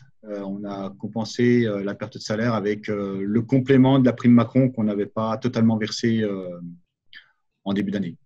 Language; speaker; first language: French; native; French